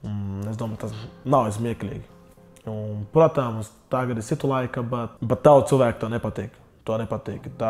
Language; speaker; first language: Latvian; non-native, learner; Portuguese